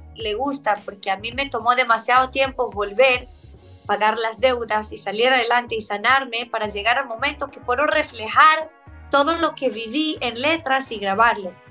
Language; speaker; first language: Spanish; non-native, fluent; Hebrew